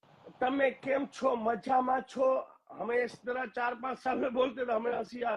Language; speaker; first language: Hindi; non-native, local second language; Gujarati